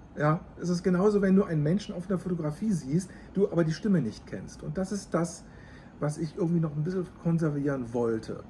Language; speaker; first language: German; native; German